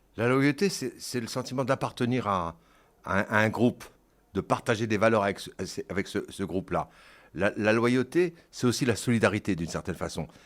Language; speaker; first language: French; early bilingual, other home language; Kabyle